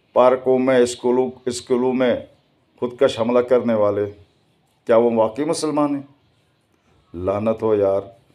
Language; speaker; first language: Urdu; native; Urdu